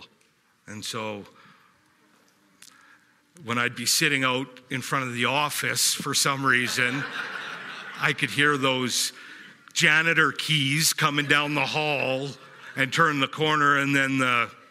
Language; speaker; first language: English; native; English